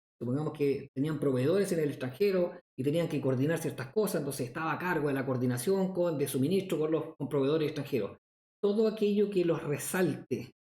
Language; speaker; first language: Spanish; native; Spanish